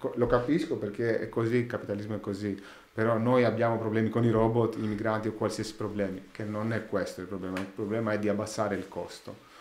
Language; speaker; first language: Italian; non-native, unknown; Greek